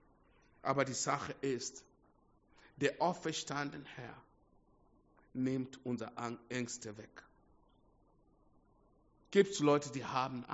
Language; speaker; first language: German; non-native, fluent; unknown